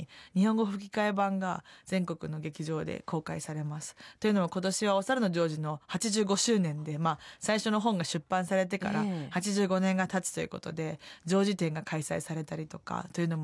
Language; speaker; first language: Japanese; native; Japanese